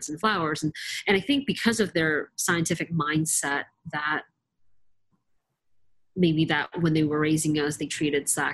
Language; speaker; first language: English; native; English